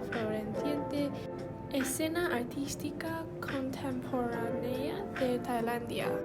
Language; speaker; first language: Spanish; non-native, learner; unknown